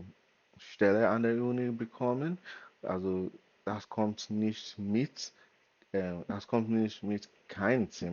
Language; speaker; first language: German; non-native, learner; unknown